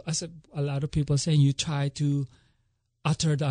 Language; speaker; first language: English; non-native, local second language; Filipino